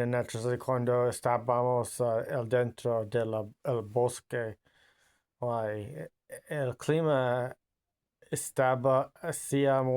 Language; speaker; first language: Spanish; non-native, learner; English